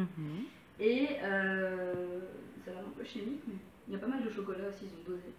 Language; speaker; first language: French; native; French